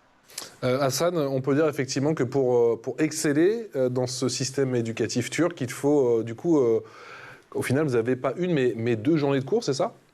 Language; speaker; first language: French; native; French